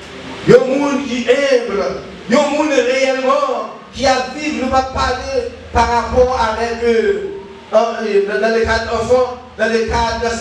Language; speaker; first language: French; non-native, learner; Haitian Creole